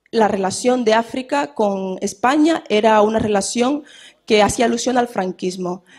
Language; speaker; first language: Spanish; native; Spanish